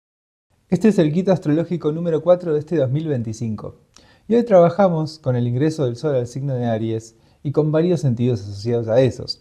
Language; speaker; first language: Spanish; native; Spanish